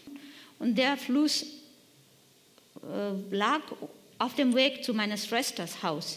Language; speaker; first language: German; non-native, learner; Nepali